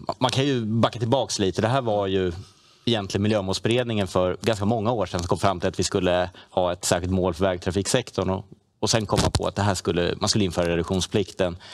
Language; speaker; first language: Swedish; native; Swedish